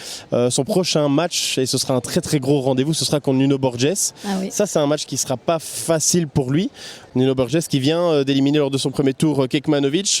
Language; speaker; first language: French; native; French